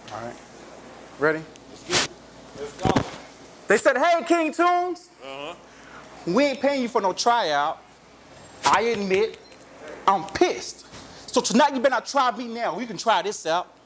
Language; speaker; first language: English; native; English